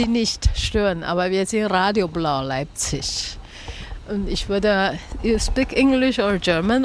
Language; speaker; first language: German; non-native, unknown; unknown